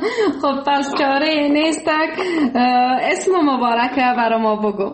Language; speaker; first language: Persian; native; Persian